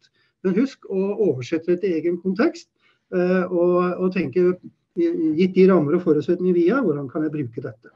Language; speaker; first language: Norwegian; native; Norwegian